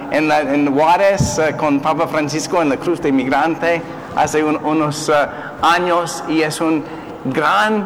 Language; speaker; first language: Spanish; non-native, learner; English